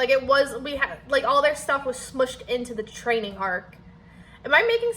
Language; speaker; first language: English; native; English